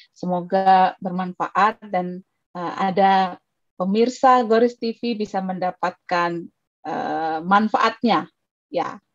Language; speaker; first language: Indonesian; native; Indonesian